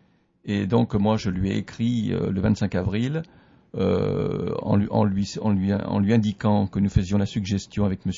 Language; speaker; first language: French; native; French